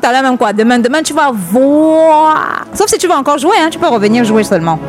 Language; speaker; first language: French; native; French